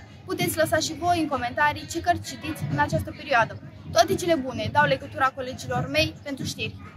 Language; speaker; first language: Romanian; native; Romanian